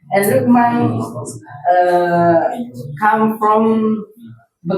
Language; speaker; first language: English; non-native, learner; Indonesian